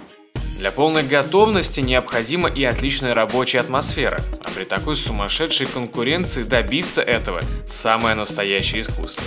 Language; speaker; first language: Russian; native; Russian